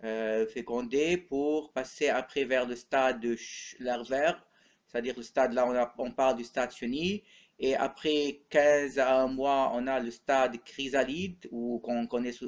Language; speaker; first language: French; non-native, local second language; Arabic